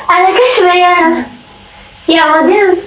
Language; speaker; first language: Arabic; non-native, learner; Oromo